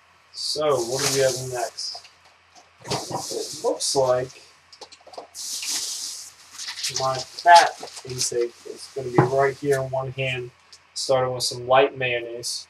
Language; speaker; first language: English; native; English